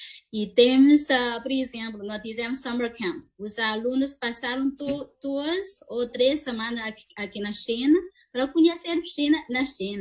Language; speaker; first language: Portuguese; non-native, fluent; Chinese